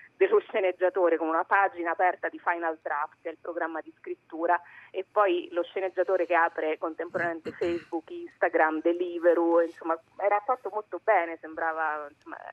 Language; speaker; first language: Italian; native; Italian